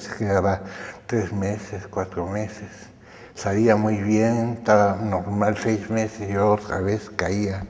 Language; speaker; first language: Spanish; early bilingual, other home language; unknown